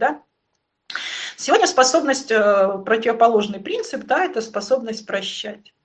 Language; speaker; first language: Russian; native; Russian